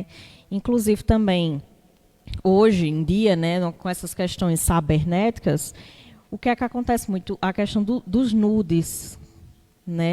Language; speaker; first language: Portuguese; native; Portuguese